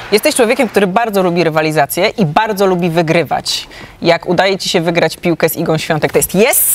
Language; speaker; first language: Polish; native; Polish